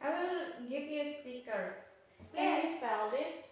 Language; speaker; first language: English; non-native, learner; Indonesian